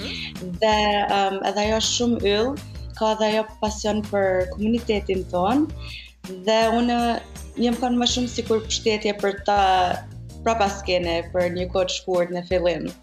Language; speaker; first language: Albanian; early bilingual, heritage; Albanian